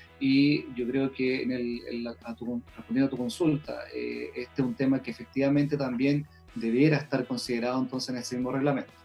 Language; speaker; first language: Spanish; native; Spanish